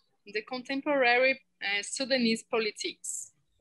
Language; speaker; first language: English; non-native, fluent; Portuguese